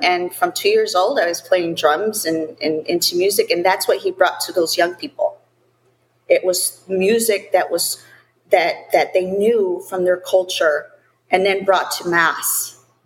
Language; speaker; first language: English; early bilingual, other home language; Spanish